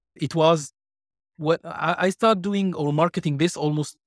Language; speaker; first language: English; non-native, fluent; Arabic